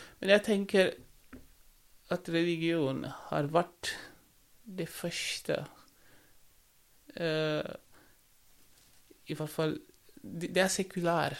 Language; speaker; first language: Norwegian; non-native, fluent; Wolof